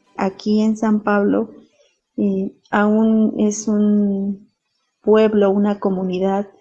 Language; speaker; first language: Spanish; native; Spanish